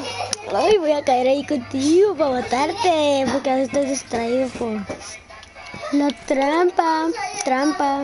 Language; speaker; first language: Spanish; native; Spanish